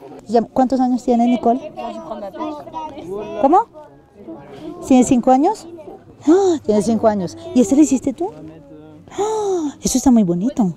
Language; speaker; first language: Spanish; non-native, fluent; French